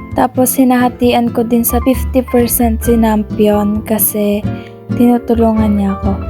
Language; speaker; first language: Filipino; native; Filipino